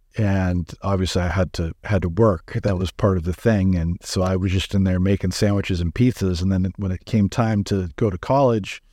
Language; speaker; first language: English; native; English